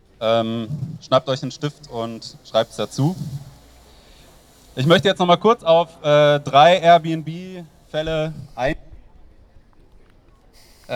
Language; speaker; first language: German; native; German